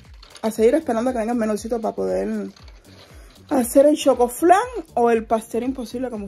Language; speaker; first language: Spanish; native; Spanish